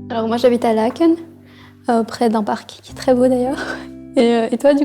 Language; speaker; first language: French; native; French